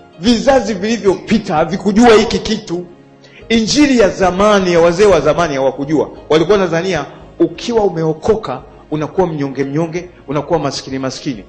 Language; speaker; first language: Swahili; native; Swahili